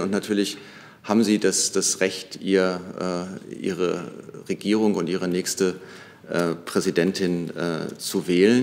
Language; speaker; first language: German; native; German